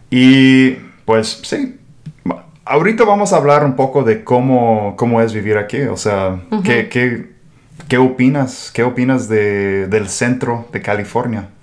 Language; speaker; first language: Spanish; non-native, fluent; English